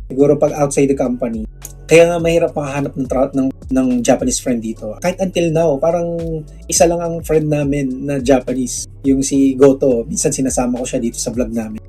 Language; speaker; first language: Filipino; non-native, local second language; Cebuano